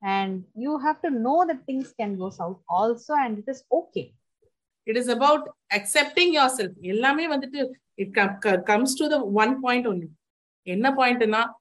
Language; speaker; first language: Tamil; native; Tamil